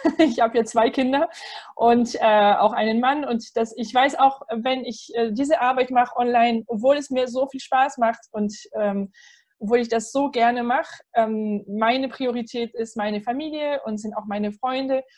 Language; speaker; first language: German; non-native, fluent; French